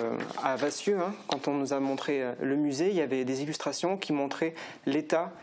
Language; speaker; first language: French; native; French